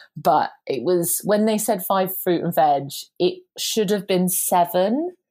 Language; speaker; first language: English; native; English